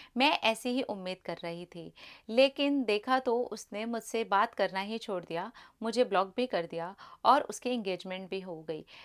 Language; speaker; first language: Hindi; native; Hindi